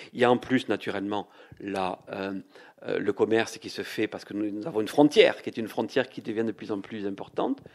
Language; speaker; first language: French; native; French